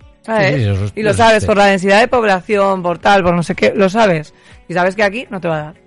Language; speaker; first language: Spanish; native; Spanish